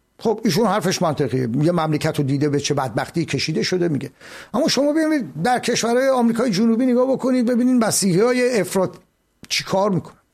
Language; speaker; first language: Persian; native; Persian